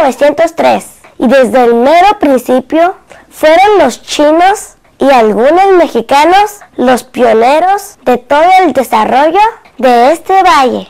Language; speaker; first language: Spanish; early bilingual, other home language; Cantonese